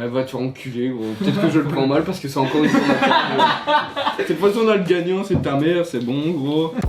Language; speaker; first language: French; native; French